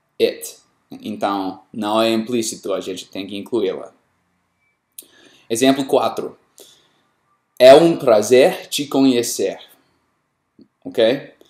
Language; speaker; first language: Portuguese; non-native, learner; English